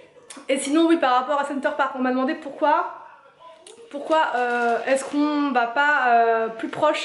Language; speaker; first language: French; native; French